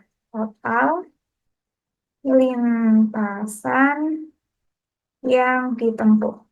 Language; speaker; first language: Indonesian; native; Indonesian